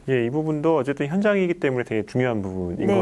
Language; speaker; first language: Korean; native; Korean